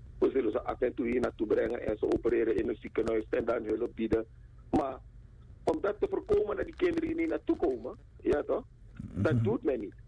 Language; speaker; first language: Dutch; native; Dutch